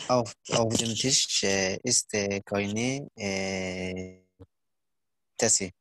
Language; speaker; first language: German; non-native, learner; Arabic